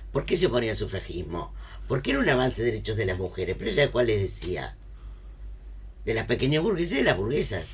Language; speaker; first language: Spanish; native; Spanish